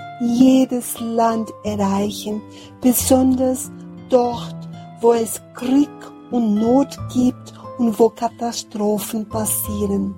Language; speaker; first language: German; non-native, fluent; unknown